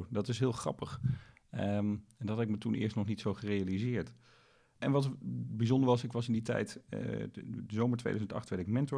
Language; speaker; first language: Dutch; native; Dutch